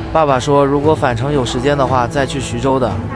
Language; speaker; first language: Chinese; native; Chinese